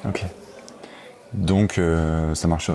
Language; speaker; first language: French; native; French